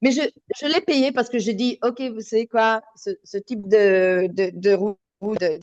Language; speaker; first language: French; non-native, fluent; Italian